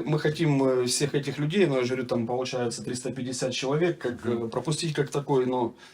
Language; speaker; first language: Russian; native; Russian